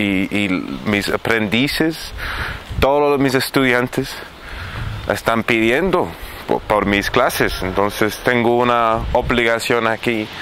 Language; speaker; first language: Spanish; non-native, fluent; Arabic